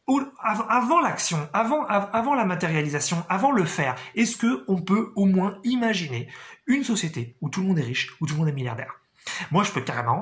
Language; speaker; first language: French; native; French